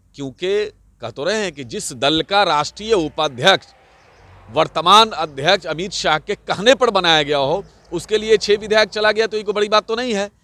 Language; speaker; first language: Hindi; native; Hindi